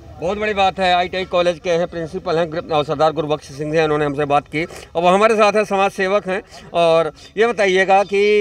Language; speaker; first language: Hindi; native; Hindi